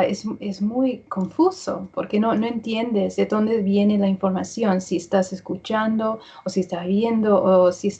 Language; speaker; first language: Spanish; early bilingual, heritage; English